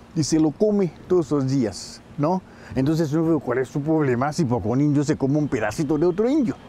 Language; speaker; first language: Spanish; non-native, fluent; Haitian Creole